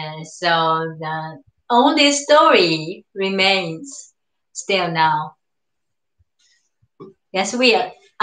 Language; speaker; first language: English; non-native, learner; Japanese